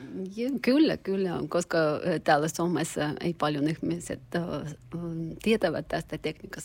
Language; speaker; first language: Finnish; non-native, learner; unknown